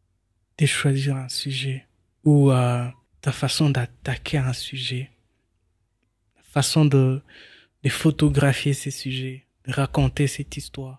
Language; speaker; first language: French; non-native, local second language; Swahili